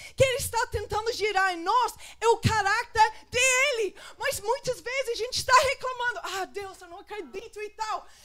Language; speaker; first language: Portuguese; non-native, fluent; English